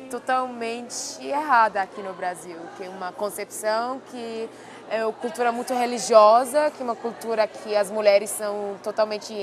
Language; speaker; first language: Portuguese; non-native, fluent; Arabic